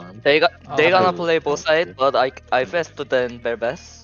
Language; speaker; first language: English; non-native, learner; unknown